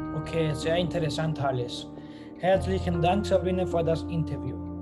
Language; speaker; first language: German; non-native, learner; Spanish